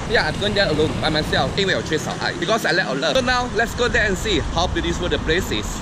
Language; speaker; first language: English; non-native, local second language; Chinese